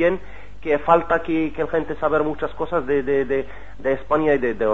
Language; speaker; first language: Spanish; non-native, learner; Arabic